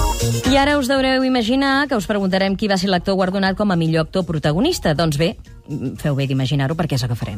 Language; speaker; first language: Catalan; native; Catalan